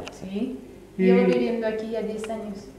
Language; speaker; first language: Spanish; early bilingual, other home language; Russian